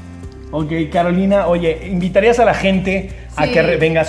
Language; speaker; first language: Spanish; native; Spanish